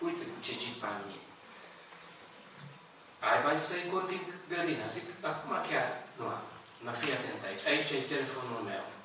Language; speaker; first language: Romanian; non-native, learner; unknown